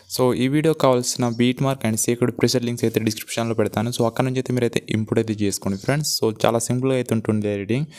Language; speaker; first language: Telugu; non-native, local second language; Gondi